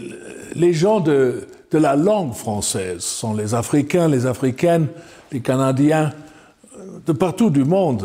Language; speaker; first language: French; non-native, fluent; German